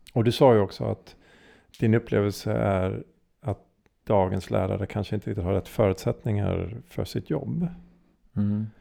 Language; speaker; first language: Swedish; early bilingual, heritage; Swedish